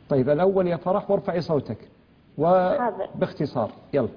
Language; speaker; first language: Arabic; native; Arabic